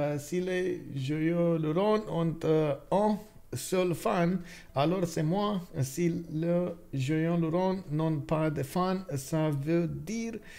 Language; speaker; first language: French; non-native, learner; Romanian